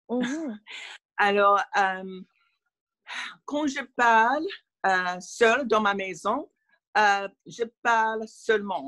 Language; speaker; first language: French; non-native, learner; English